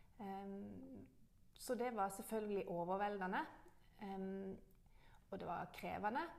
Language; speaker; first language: Norwegian; native; Norwegian